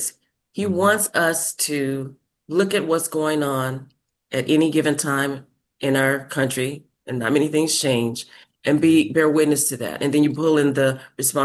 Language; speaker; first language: English; native; English